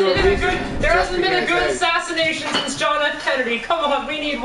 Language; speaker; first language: English; native; English